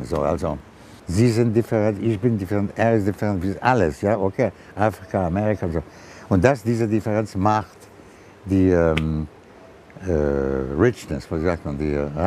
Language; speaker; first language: German; non-native, learner; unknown